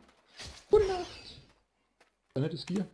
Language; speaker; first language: German; native; German